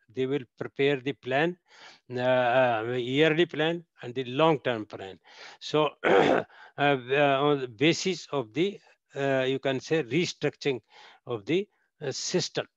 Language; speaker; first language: English; non-native, local second language; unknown